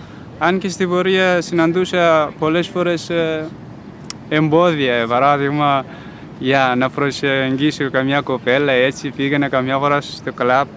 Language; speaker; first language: Greek; non-native, fluent; Persian